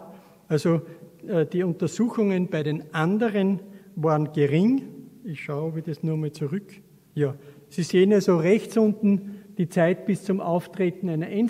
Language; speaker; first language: German; native; German